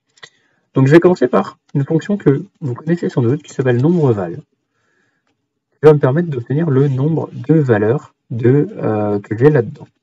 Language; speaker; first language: French; native; French